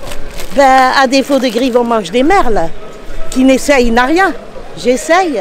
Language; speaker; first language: French; native; French